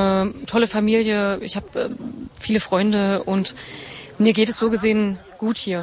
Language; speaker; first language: German; native; German